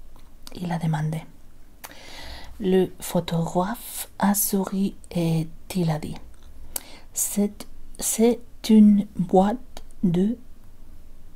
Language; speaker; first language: French; non-native, learner; Spanish